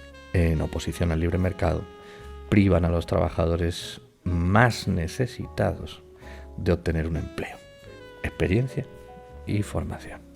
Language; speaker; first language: Spanish; native; Spanish